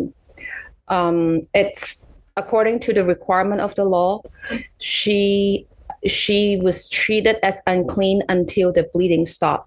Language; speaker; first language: English; non-native, local second language; Cantonese